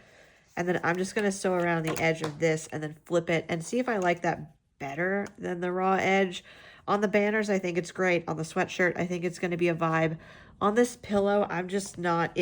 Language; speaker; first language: English; native; English